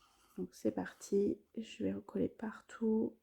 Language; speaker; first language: French; native; French